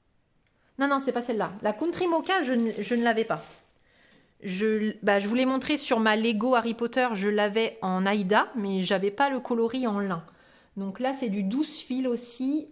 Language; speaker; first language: French; native; French